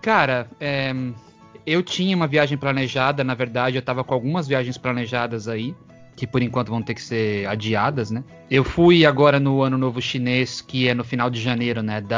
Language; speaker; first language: Portuguese; native; Portuguese